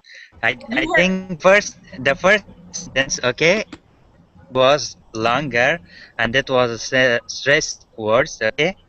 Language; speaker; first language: English; non-native, learner; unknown